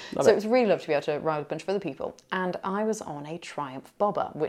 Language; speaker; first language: English; native; English